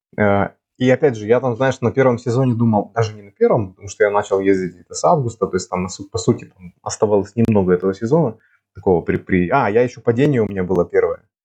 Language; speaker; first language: Russian; native; Russian